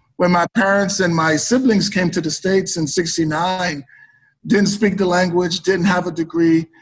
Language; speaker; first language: English; native; English